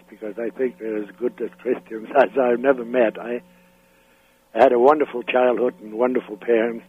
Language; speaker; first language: English; non-native, fluent; Danish